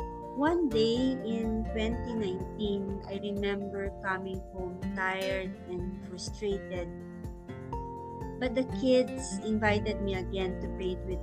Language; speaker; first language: English; non-native, local second language; Iloko